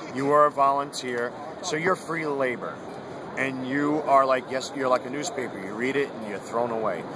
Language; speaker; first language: English; native; English